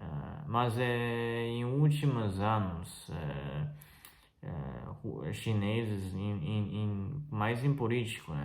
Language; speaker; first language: Portuguese; non-native, fluent; Chinese